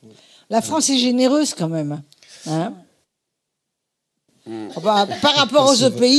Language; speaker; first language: French; native; French